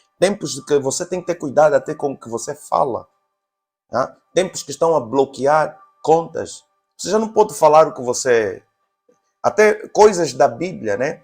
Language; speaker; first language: Portuguese; native; Portuguese